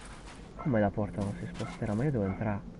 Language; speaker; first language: Italian; native; Italian